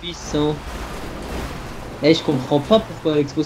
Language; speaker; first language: French; native; French